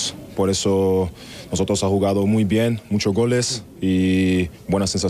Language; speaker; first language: Spanish; non-native, learner; German